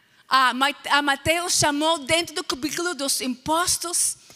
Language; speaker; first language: Portuguese; non-native, fluent; English